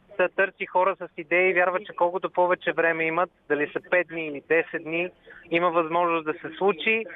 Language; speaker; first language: Bulgarian; native; Bulgarian